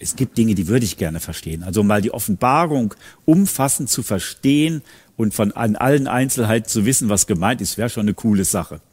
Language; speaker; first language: German; native; German